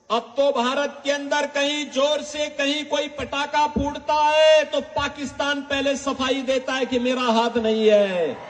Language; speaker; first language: Hindi; native; Hindi